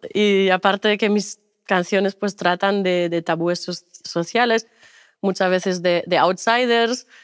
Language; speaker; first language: Spanish; non-native, fluent; German